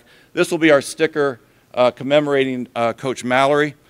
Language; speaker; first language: English; native; English